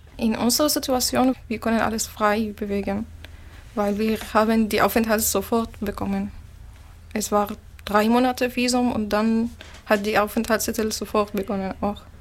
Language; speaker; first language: German; non-native, learner; Arabic